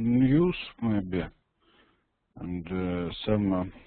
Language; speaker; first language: English; non-native, learner; Russian